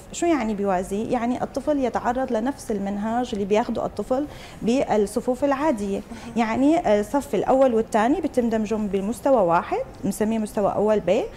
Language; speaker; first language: Arabic; native; Arabic